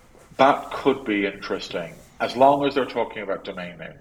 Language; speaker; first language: English; native; English